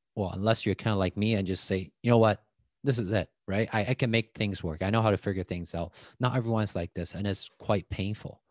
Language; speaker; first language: English; non-native, fluent; Chinese